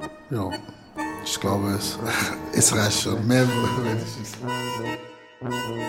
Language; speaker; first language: German; non-native, fluent; Lingala